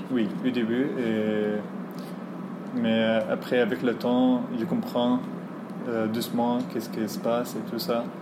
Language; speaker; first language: French; non-native, learner; Arabic